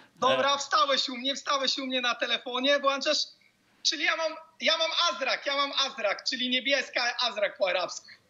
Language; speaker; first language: Polish; native; Polish